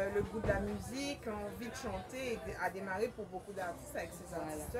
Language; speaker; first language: French; native; French